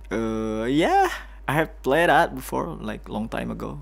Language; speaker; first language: English; non-native, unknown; Indonesian